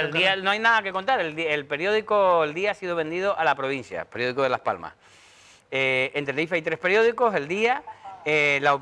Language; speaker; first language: Spanish; native; Spanish